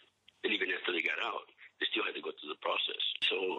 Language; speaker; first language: English; early bilingual, other home language; Spanish